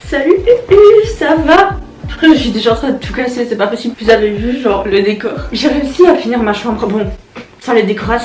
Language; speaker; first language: French; native; French